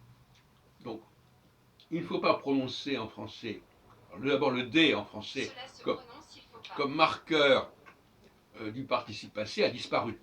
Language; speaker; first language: French; native; French